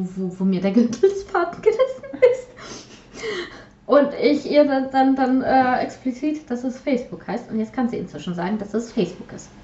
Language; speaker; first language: German; early bilingual, other home language; Polish